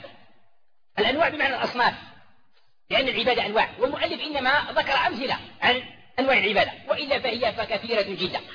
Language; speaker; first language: Arabic; native; Arabic